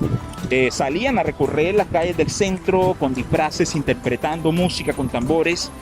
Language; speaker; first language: Spanish; native; Spanish